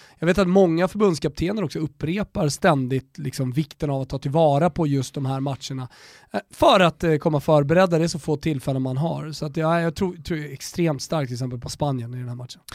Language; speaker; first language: Swedish; native; Swedish